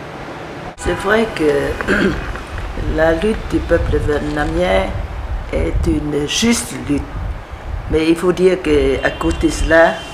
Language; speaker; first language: French; non-native, local second language; Vietnamese